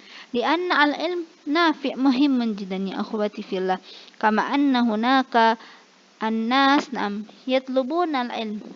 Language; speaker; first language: Arabic; non-native, fluent; Indonesian